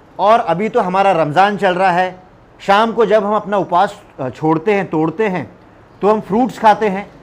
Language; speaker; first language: Hindi; non-native, local second language; Marathi